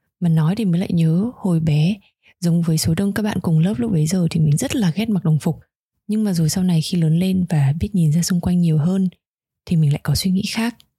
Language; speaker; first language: Vietnamese; native; Vietnamese